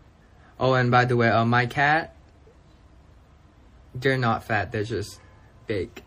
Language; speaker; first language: English; non-native, fluent; Thai